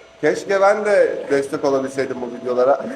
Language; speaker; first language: Turkish; native; Turkish